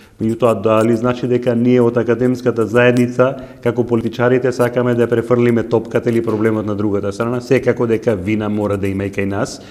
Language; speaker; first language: Macedonian; non-native, local second language; Albanian